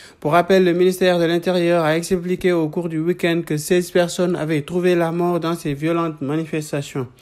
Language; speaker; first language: French; non-native, local second language; Wolof